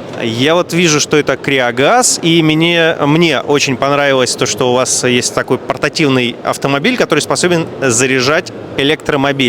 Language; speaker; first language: Russian; native; Russian